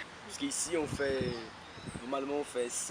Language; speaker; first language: French; non-native, fluent; Portuguese